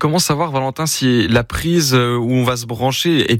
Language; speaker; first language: French; native; French